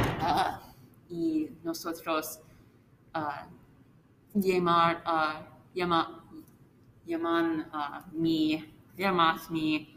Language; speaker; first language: Spanish; non-native, learner; English